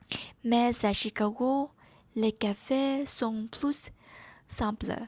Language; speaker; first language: French; non-native, learner; Vietnamese